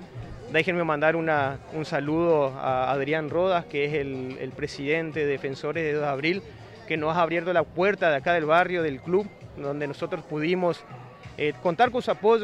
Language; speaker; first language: Spanish; native; Spanish